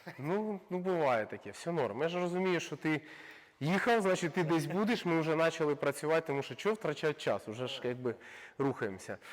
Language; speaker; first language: Ukrainian; non-native, local second language; Russian